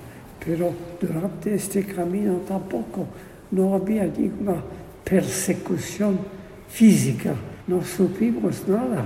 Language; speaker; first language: Spanish; non-native, fluent; Polish